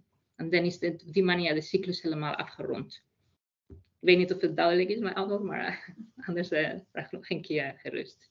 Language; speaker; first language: Dutch; non-native, fluent; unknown